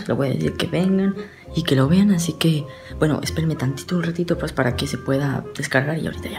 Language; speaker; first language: Spanish; native; Spanish